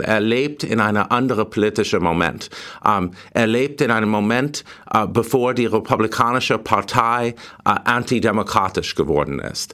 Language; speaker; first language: German; non-native, learner; English